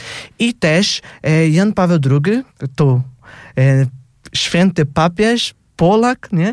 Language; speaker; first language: Polish; non-native, fluent; Portuguese